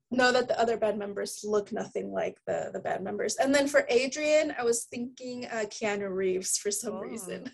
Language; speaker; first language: English; early bilingual, other home language; Spanish